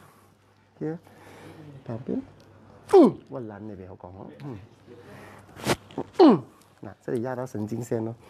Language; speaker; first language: Chinese; non-native, local second language; Cantonese